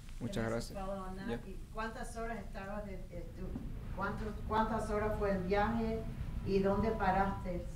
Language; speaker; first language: Spanish; non-native, fluent; English